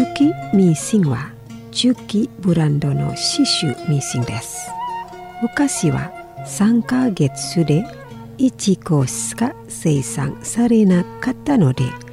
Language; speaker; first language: Japanese; non-native, learner; Indonesian